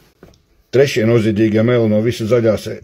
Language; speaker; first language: Latvian; native; Latvian